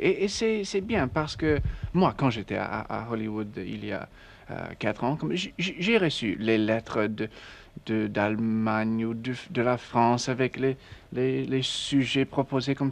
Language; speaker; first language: French; non-native, learner; English